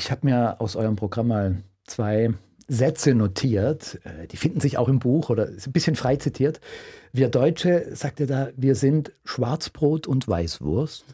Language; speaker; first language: German; native; German